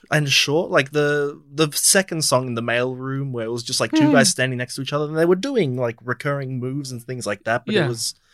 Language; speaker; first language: English; non-native, fluent; Polish